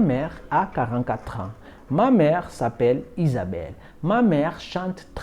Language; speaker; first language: French; non-native, fluent; Portuguese